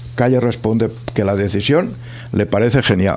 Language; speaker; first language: Spanish; non-native, local second language; Catalan